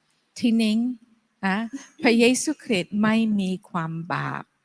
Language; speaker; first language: Thai; non-native, fluent; English